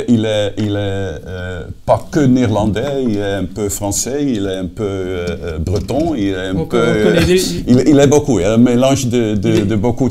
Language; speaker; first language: French; non-native, fluent; Dutch